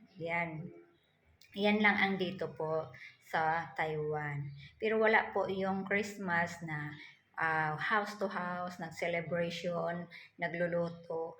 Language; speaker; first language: Filipino; non-native, local second language; Cebuano